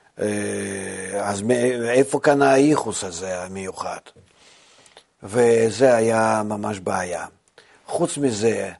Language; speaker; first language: Hebrew; non-native, fluent; Russian